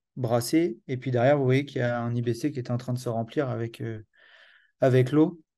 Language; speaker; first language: French; native; French